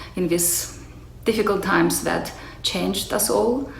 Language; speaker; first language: English; non-native, fluent; Romanian